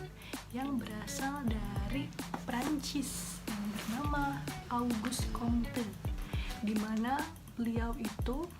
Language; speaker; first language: Indonesian; native; Indonesian